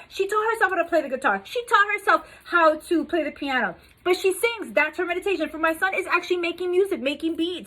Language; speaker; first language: English; native; English